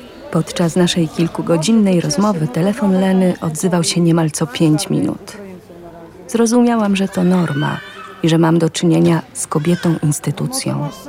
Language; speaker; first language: Polish; native; Polish